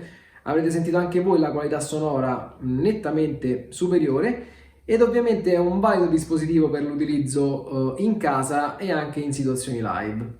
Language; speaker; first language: Italian; native; Italian